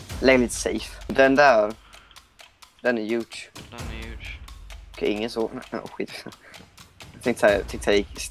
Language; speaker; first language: Swedish; native; Swedish